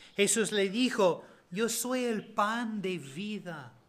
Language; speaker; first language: Spanish; non-native, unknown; English